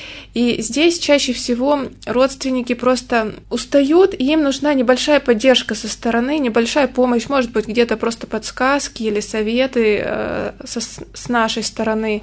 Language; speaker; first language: Russian; native; Russian